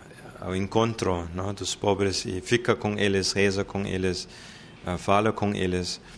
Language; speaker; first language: Portuguese; non-native, fluent; German